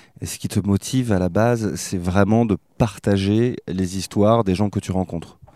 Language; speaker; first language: French; native; French